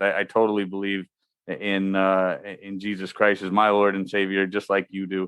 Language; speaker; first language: English; native; English